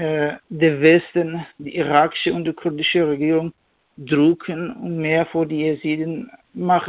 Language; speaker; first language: German; non-native, learner; Kurdish